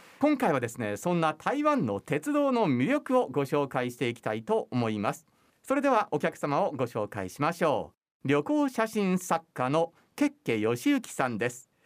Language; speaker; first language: Japanese; native; Japanese